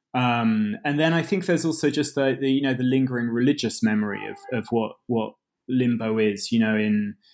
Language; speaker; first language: English; native; English